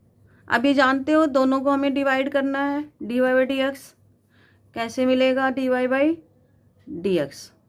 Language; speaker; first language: Hindi; native; Hindi